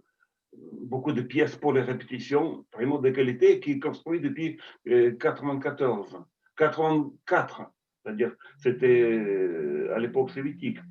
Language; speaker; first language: French; non-native, fluent; Russian